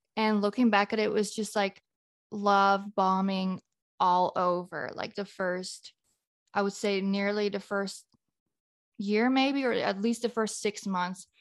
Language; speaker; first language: English; non-native, fluent; Dutch